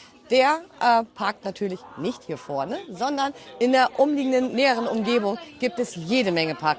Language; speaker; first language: German; native; German